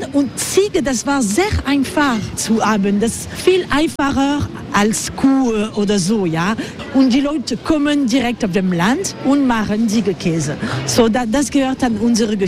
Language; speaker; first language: German; non-native, learner; French